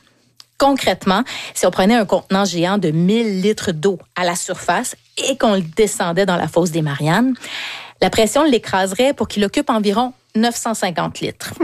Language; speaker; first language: French; native; French